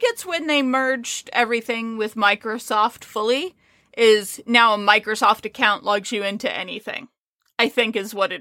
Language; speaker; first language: English; native; English